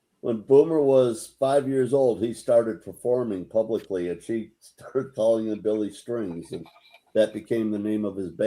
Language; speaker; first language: English; native; English